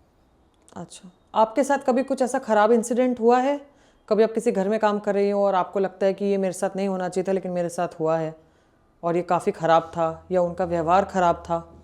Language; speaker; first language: Hindi; native; Hindi